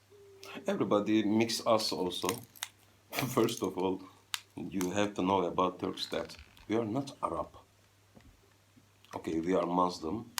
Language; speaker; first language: English; non-native, fluent; Turkish